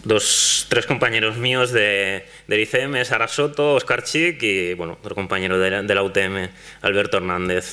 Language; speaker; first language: Spanish; non-native, local second language; Catalan